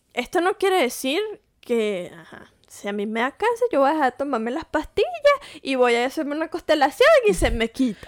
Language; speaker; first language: Spanish; native; Spanish